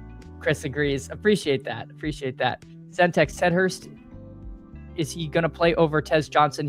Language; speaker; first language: English; native; English